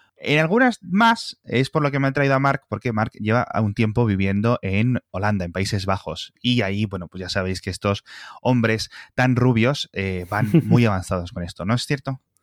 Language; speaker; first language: Spanish; native; Spanish